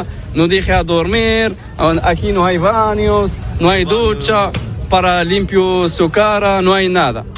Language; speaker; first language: Spanish; non-native, learner; Arabic